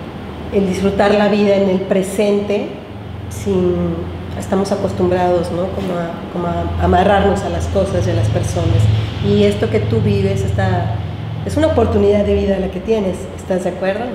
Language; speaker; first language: Spanish; native; Spanish